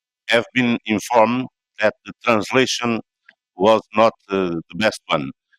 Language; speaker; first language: English; non-native, learner; Portuguese